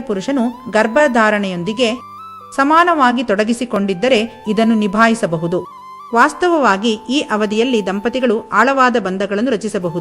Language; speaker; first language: Kannada; native; Kannada